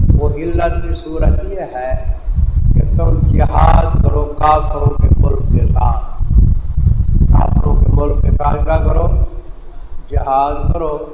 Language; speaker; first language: Urdu; native; Urdu